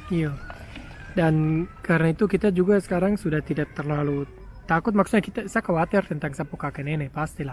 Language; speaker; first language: Indonesian; non-native, fluent; German